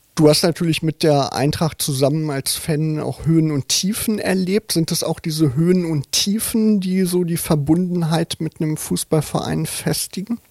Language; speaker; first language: German; native; German